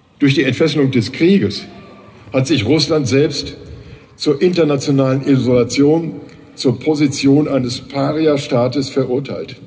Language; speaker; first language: German; native; German